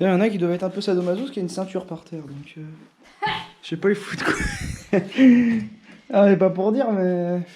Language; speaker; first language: French; native; French